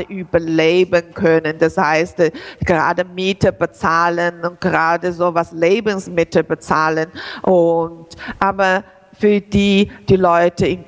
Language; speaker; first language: German; non-native, learner; Chinese